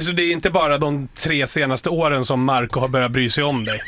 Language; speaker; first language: Swedish; native; Swedish